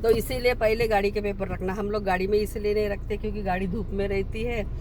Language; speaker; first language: Hindi; non-native, local second language; Marathi